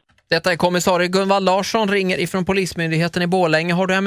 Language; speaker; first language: Swedish; native; Swedish